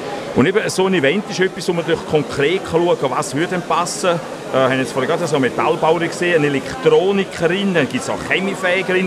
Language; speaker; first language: German; native; German